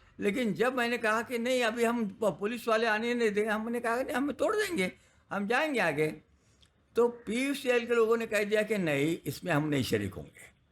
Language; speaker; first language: Hindi; non-native, local second language; Marathi